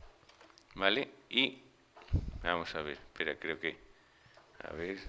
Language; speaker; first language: Spanish; native; Spanish